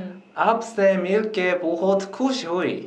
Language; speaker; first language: Hindi; non-native, learner; Korean